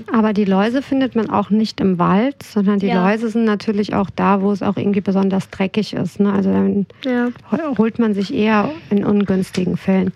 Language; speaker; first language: German; native; German